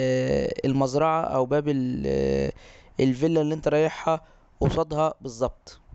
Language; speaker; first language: Arabic; native; Arabic